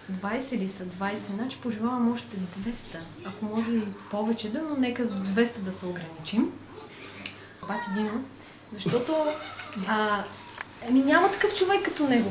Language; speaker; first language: Bulgarian; native; Bulgarian